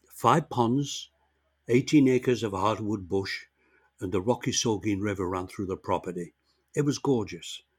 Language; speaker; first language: English; native; English